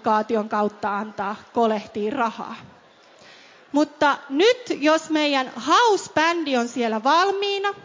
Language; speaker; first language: Finnish; native; Finnish